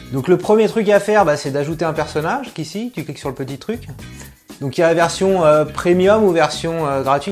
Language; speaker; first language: French; native; French